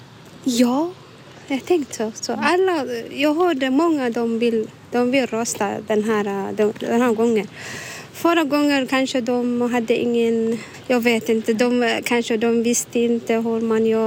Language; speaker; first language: Swedish; non-native, learner; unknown